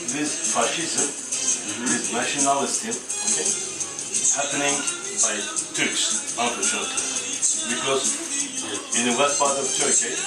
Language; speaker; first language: English; non-native, fluent; Kurdish